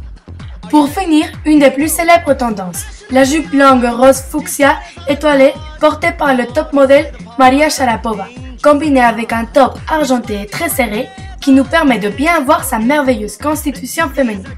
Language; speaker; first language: French; non-native, learner; Spanish